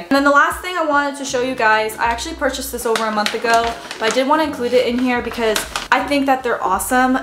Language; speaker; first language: English; native; English